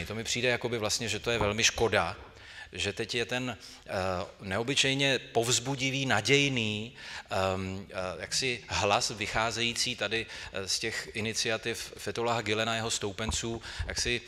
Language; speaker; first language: Czech; native; Czech